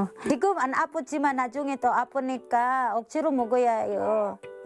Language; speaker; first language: Korean; non-native, learner; Filipino